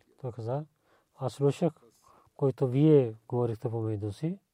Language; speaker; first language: Bulgarian; non-native, fluent; Urdu